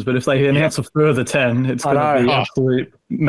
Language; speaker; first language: English; native; English